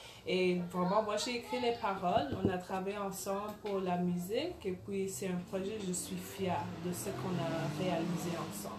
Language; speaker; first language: French; early bilingual, other home language; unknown